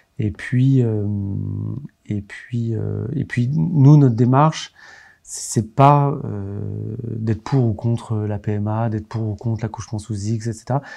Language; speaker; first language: French; native; French